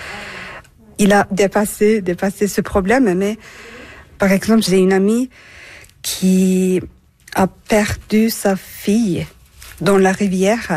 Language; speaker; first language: French; non-native, fluent; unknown